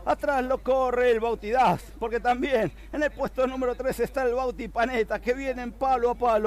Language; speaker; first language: Spanish; native; Spanish